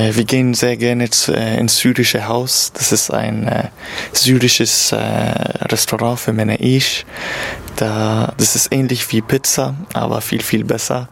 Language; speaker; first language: German; early bilingual, other home language; Arabic